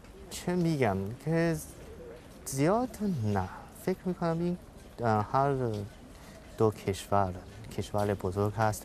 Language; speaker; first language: Persian; non-native, fluent; Chinese